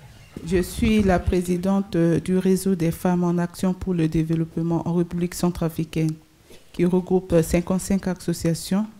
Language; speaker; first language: French; non-native, local second language; Sango